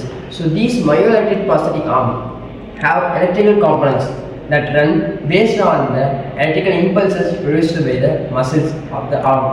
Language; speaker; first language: English; non-native, local second language; Tamil